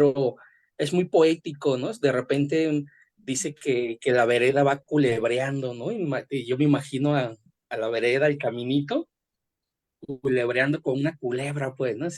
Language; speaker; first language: Spanish; native; Spanish